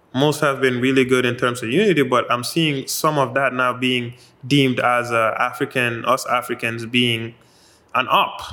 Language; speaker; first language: English; non-native, local second language; Wolof